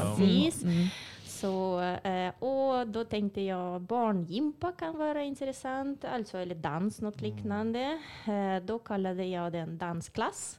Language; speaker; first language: Swedish; non-native, fluent; Russian